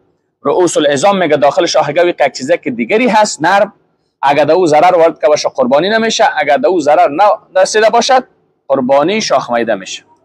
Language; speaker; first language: Persian; native; Persian